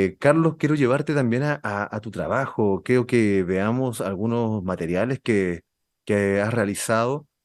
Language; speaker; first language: Spanish; native; Spanish